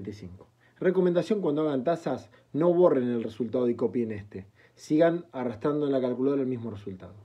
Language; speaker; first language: Spanish; native; Spanish